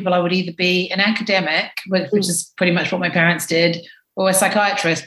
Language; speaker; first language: English; native; English